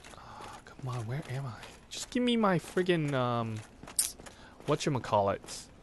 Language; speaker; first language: English; non-native, local second language; Cantonese